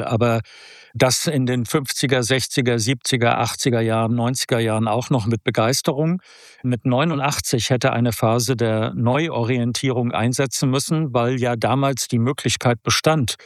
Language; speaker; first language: German; native; German